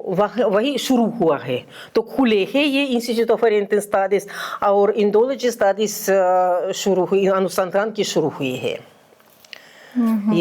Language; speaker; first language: Hindi; non-native, fluent; Russian